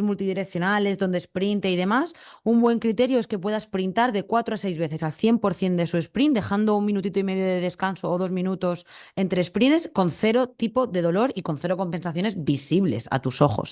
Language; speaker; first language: Spanish; native; Spanish